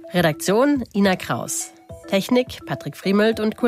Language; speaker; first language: German; native; German